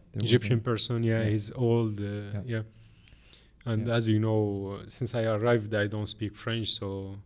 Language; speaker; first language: English; non-native, fluent; Arabic